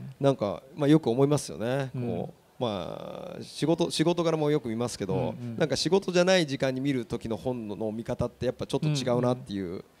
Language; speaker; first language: Japanese; native; Japanese